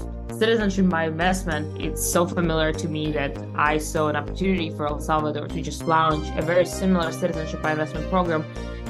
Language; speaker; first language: English; non-native, fluent; Russian